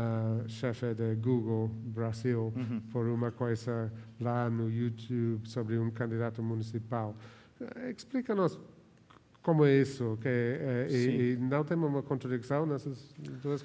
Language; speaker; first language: Portuguese; non-native, fluent; Spanish